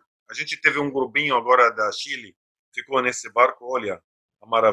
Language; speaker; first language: Portuguese; non-native, fluent; Arabic